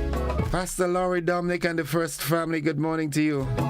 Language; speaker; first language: English; native; English